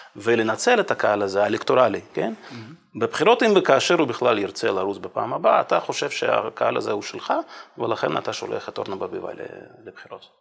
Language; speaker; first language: Hebrew; native; Hebrew